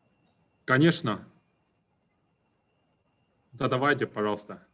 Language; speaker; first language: Russian; non-native, fluent; Chinese